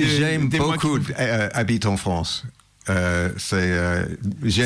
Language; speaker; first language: French; non-native, learner; English